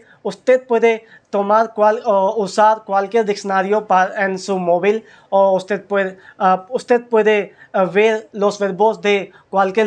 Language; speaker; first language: Spanish; non-native, learner; Hindi